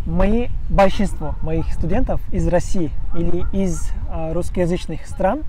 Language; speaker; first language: Russian; non-native, fluent; Turkish